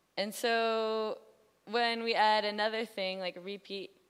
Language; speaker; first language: English; native; English